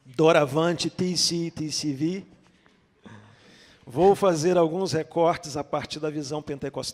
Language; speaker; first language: Portuguese; native; Portuguese